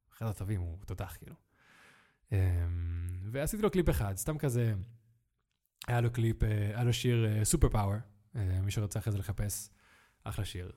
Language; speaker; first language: Hebrew; early bilingual, other home language; Spanish